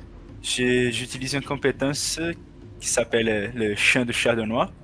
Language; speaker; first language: French; non-native, learner; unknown